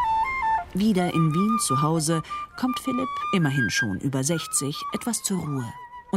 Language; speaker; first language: German; native; German